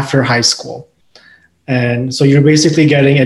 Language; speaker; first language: English; non-native, local second language; Urdu